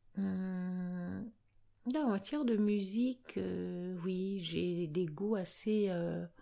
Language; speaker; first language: French; native; French